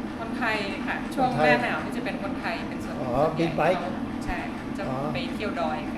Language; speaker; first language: Thai; native; Thai